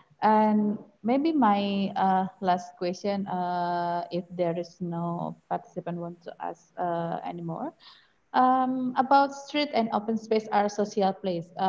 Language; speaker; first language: English; non-native, fluent; Indonesian